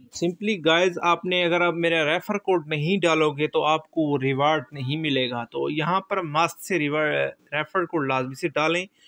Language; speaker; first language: Urdu; native; Urdu